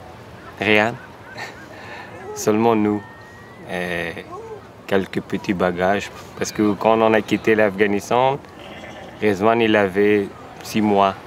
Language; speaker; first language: French; non-native, learner; Persian